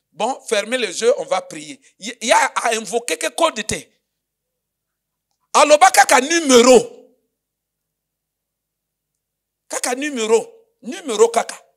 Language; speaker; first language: French; non-native, local second language; Lingala